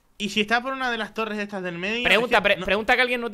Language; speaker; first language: Spanish; native; Spanish